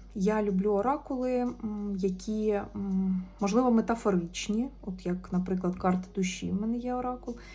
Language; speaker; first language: Ukrainian; native; Ukrainian